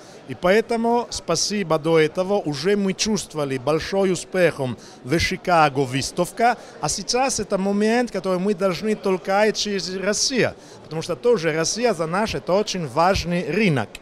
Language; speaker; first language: Russian; non-native, learner; Italian